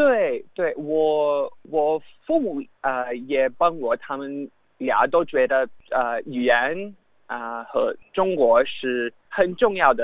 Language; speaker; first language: Chinese; non-native, fluent; English